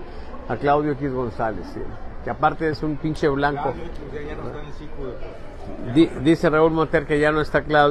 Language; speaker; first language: Spanish; native; Spanish